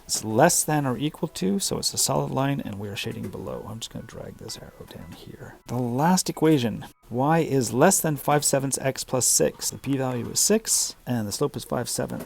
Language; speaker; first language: English; native; English